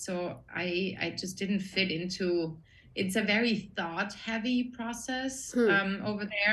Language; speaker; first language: English; non-native, fluent; German